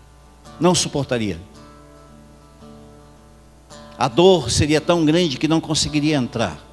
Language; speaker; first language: Portuguese; native; Portuguese